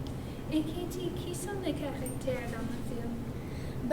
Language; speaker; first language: French; non-native, learner; English